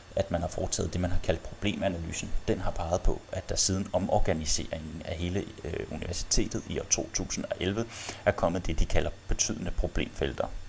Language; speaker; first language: Danish; native; Danish